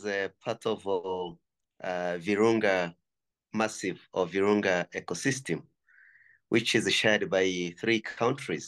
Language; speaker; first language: English; non-native, local second language; Kinyarwanda